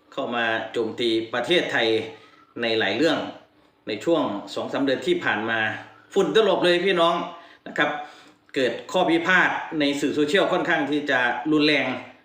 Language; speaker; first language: Thai; native; Thai